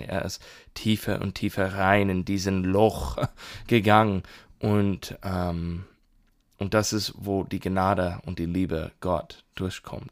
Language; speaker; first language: German; non-native, learner; English